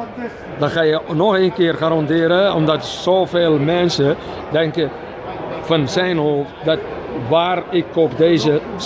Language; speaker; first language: Dutch; non-native, fluent; Arabic